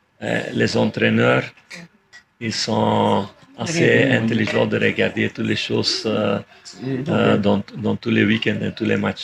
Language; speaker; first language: French; non-native, fluent; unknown